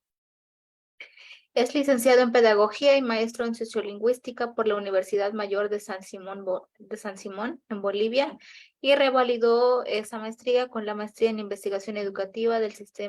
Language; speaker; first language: Spanish; native; Spanish